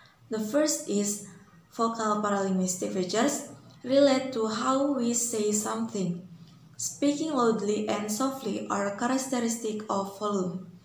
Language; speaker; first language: English; non-native, fluent; Indonesian